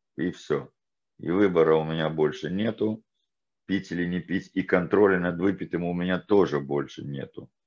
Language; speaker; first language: Russian; native; Russian